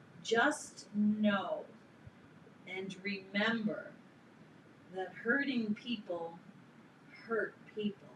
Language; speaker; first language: English; native; English